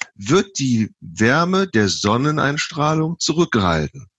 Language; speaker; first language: German; native; German